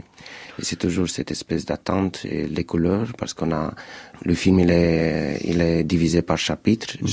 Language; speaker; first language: French; non-native, fluent; Romanian